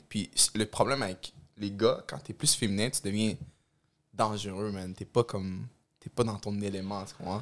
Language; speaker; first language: French; early bilingual, other home language; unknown